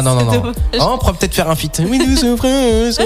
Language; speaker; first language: French; native; French